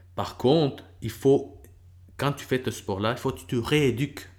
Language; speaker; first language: French; early bilingual, other home language; Spanish